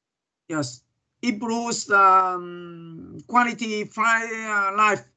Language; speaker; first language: English; non-native, learner; Vietnamese